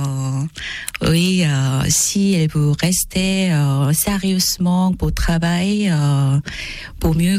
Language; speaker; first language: French; non-native, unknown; Korean